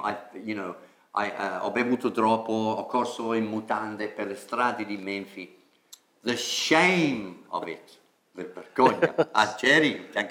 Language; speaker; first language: Italian; non-native, fluent; English